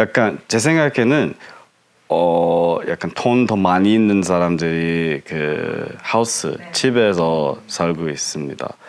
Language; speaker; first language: Korean; non-native, learner; English